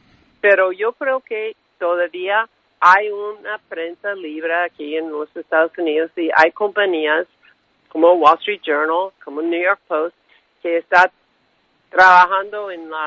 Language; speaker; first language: Spanish; non-native, fluent; English